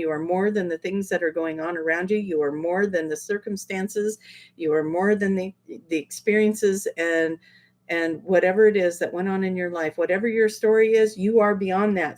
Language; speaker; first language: English; native; English